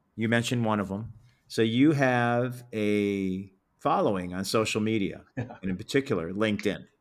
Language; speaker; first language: English; native; English